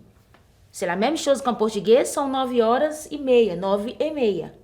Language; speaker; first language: French; non-native, fluent; Portuguese